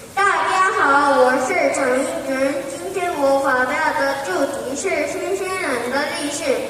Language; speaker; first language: Chinese; non-native, learner; Korean